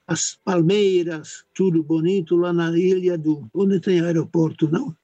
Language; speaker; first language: Portuguese; non-native, fluent; Czech